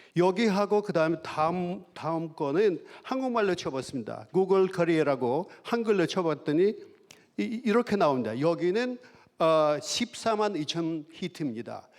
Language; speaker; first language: Korean; non-native, fluent; Russian